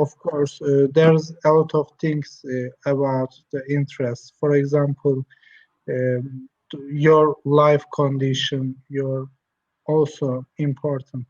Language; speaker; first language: English; non-native, learner; Turkish